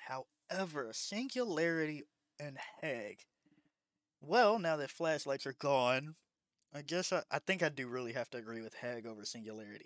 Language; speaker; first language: English; native; English